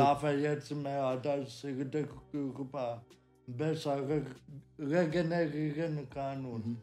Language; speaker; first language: German; non-native, learner; Polish